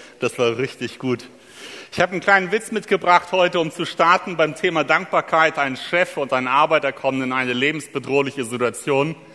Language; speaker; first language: German; early bilingual, other home language; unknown